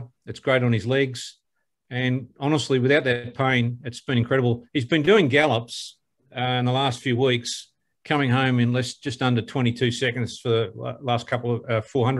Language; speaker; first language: English; native; English